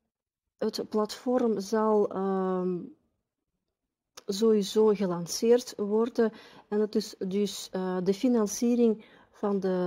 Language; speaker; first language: Dutch; non-native, fluent; Russian